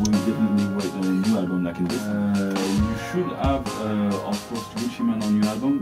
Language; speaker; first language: English; non-native, learner; French